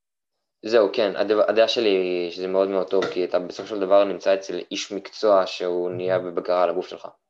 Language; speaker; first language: Hebrew; native; Hebrew